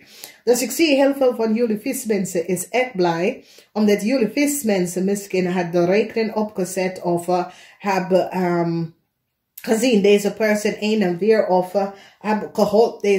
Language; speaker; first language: Dutch; non-native, fluent; English